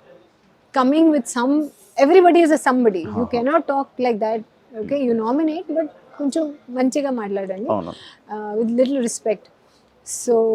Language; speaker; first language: Telugu; non-native, learner; Hindi